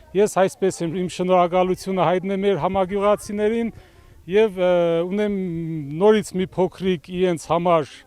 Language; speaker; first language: Armenian; native; Armenian